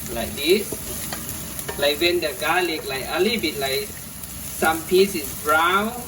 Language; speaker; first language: English; non-native, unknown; Thai